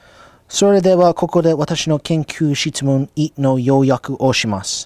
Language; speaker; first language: Japanese; non-native, learner; English